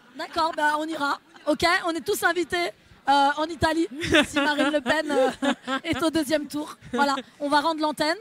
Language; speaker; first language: French; native; French